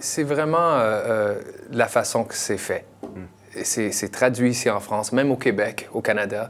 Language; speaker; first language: French; non-native, local second language; English